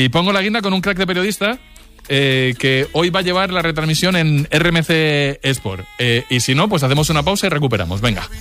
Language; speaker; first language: Spanish; native; Spanish